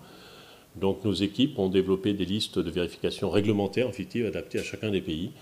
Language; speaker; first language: French; native; French